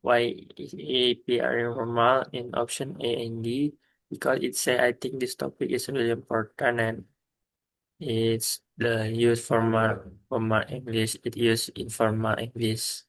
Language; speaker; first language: English; non-native, learner; Indonesian